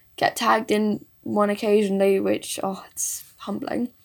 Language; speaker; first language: English; early bilingual, other home language; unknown